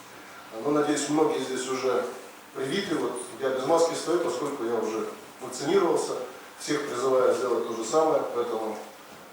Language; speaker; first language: Russian; native; Russian